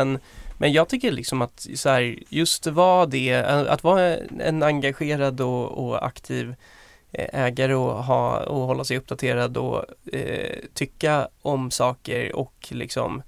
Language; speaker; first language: Swedish; native; Swedish